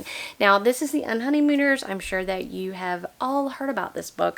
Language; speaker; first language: English; native; English